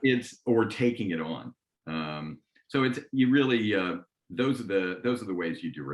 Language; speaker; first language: English; native; English